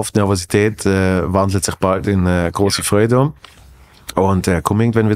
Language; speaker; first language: German; native; German